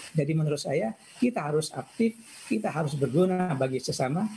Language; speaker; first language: Indonesian; native; Indonesian